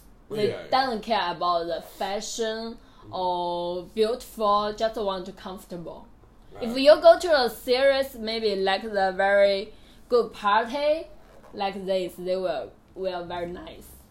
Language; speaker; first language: English; non-native, learner; Chinese